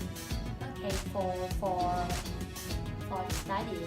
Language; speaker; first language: English; non-native, fluent; Thai